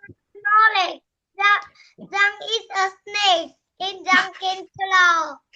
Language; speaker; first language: English; non-native, learner; Vietnamese